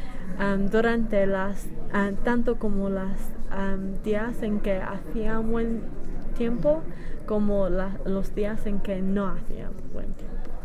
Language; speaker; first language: Spanish; non-native, learner; English